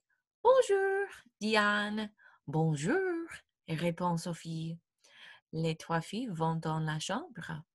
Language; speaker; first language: French; non-native, fluent; English